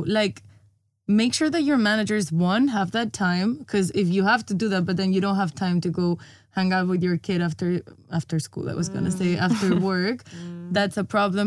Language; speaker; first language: English; non-native, fluent; Spanish